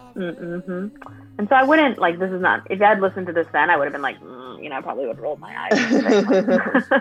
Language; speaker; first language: English; native; English